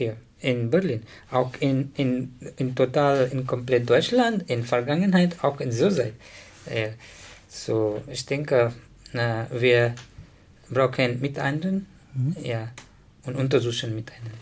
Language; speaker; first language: German; non-native, learner; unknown